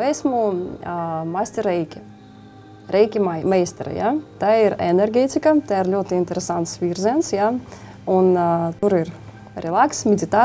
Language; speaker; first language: Latvian; non-native, local second language; Russian